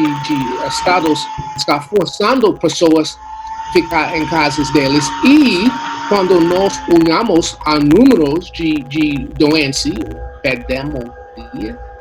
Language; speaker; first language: Portuguese; non-native, learner; English